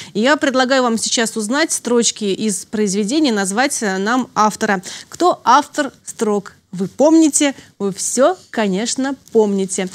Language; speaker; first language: Russian; native; Russian